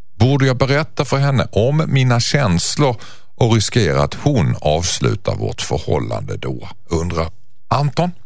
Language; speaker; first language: Swedish; native; Swedish